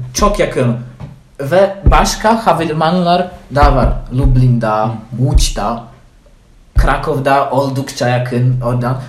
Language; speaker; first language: Turkish; non-native, learner; Polish